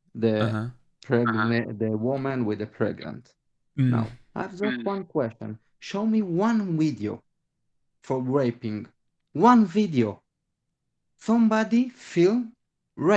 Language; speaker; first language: English; non-native, learner; Hebrew